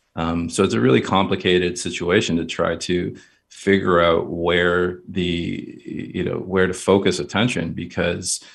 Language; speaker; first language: English; native; English